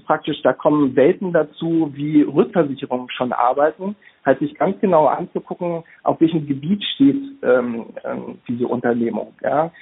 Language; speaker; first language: German; native; German